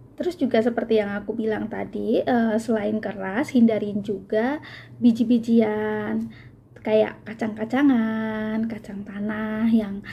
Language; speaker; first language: Indonesian; native; Indonesian